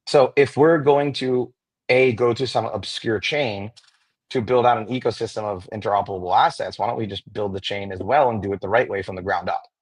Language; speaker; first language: English; native; English